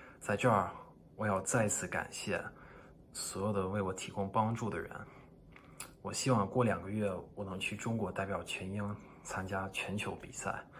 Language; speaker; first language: Chinese; non-native, fluent; English